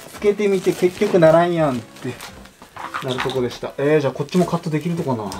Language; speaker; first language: Japanese; native; Japanese